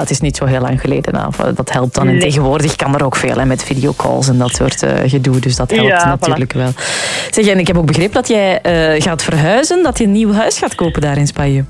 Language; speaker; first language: Dutch; native; Dutch